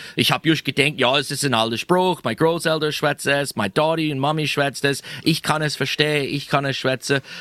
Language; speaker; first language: German; non-native, fluent; English